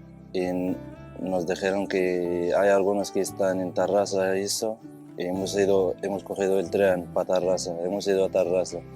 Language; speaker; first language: Spanish; non-native, fluent; Arabic